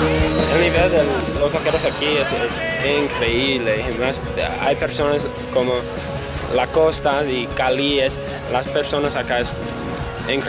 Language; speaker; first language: Spanish; non-native, learner; English